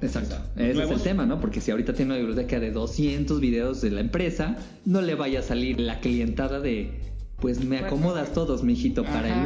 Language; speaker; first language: Spanish; native; Spanish